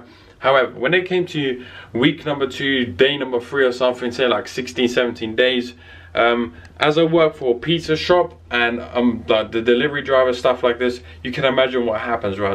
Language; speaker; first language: English; native; English